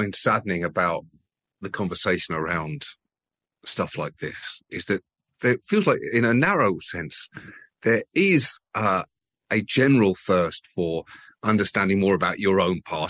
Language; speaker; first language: English; native; English